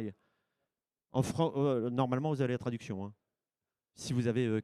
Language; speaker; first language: French; native; French